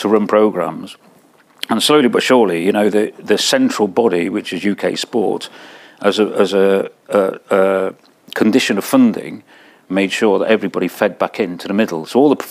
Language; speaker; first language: English; native; English